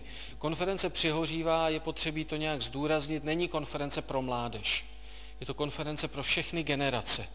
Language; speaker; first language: Czech; native; Czech